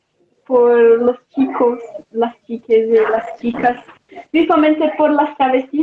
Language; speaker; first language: Spanish; non-native, learner; Portuguese